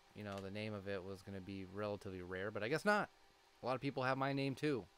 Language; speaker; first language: English; native; English